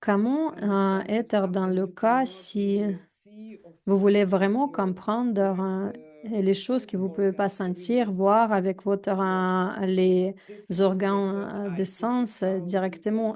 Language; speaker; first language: French; non-native, fluent; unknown